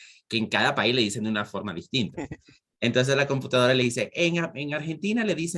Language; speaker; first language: Spanish; native; Spanish